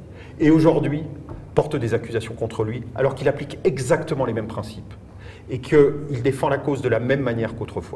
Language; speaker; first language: French; native; French